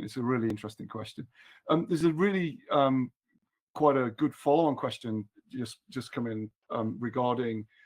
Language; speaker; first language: English; native; English